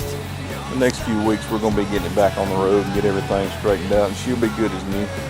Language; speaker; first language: English; native; English